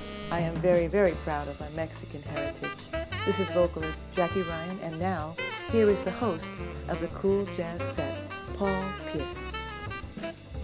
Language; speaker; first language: English; early bilingual, other home language; Spanish